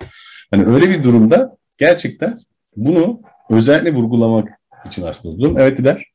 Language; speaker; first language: Turkish; native; Turkish